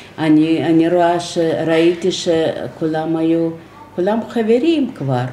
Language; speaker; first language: Hebrew; non-native, fluent; Russian